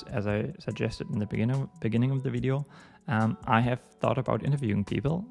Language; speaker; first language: English; non-native, fluent; German